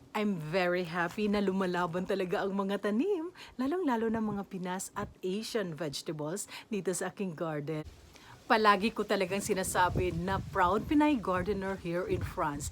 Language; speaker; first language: Filipino; native; Filipino